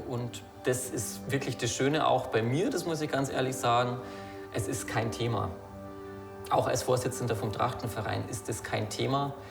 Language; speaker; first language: German; native; German